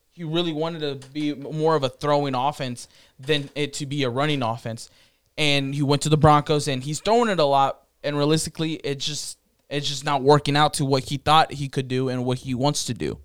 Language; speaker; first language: English; early bilingual, other home language; Spanish